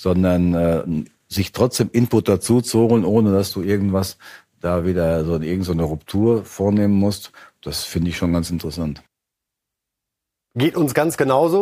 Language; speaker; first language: German; native; German